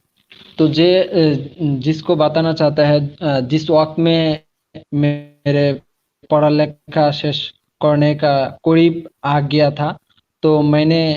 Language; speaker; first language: Hindi; non-native, learner; Bangla